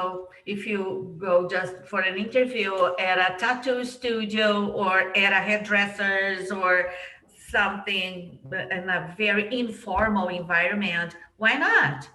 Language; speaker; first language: English; non-native, fluent; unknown